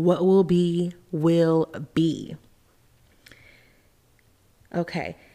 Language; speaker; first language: English; native; English